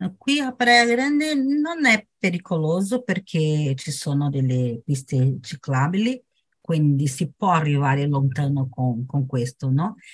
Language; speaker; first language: Italian; non-native, fluent; Portuguese